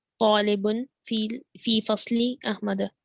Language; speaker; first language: Arabic; non-native, learner; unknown